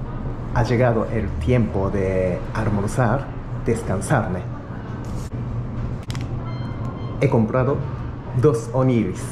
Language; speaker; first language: Spanish; non-native, learner; Japanese